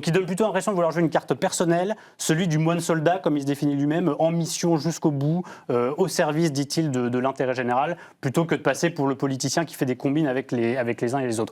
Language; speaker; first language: French; native; French